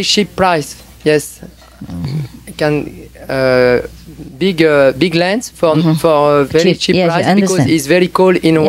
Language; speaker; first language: English; non-native, learner; French